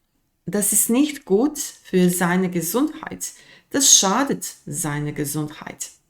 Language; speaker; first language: German; non-native, fluent; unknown